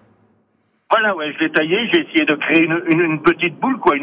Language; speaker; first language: French; native; French